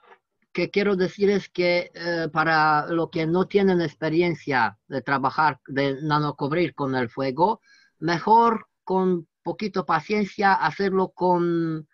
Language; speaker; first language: Spanish; non-native, learner; French